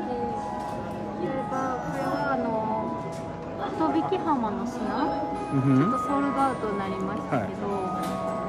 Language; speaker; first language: Japanese; native; Japanese